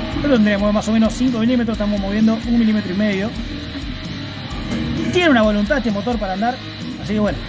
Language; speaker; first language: Spanish; native; Spanish